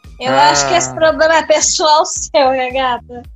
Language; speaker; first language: Portuguese; native; Portuguese